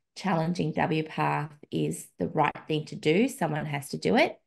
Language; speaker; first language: English; native; English